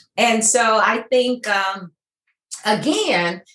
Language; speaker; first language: English; native; English